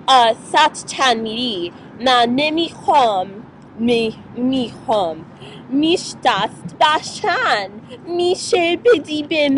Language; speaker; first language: Persian; non-native, learner; English